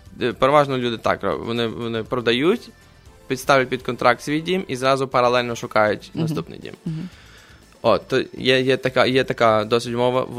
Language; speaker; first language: Ukrainian; native; Ukrainian